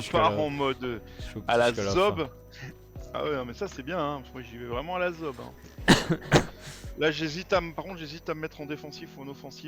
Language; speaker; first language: French; native; French